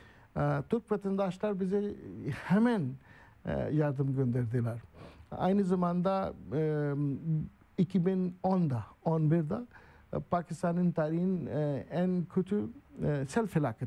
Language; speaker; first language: Turkish; non-native, learner; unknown